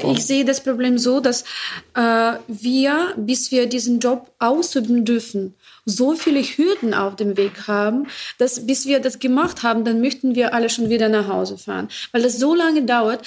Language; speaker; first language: German; non-native, learner; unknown